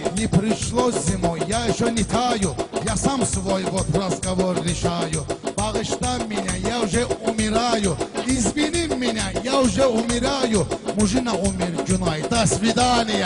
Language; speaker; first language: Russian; non-native, learner; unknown